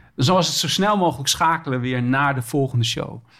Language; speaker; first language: Dutch; native; Dutch